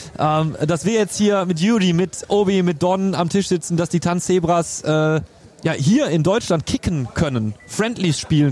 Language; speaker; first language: German; native; German